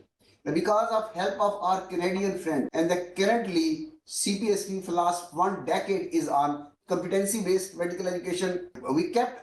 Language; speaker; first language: English; non-native, local second language; Urdu